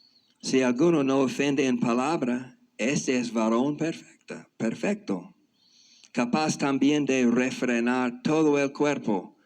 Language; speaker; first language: Spanish; non-native, fluent; English